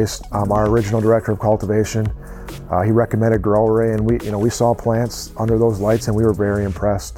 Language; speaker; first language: English; native; English